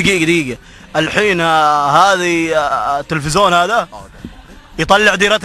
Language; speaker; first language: Arabic; native; Arabic